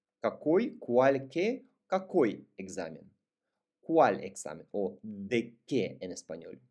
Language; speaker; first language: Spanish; non-native, fluent; Russian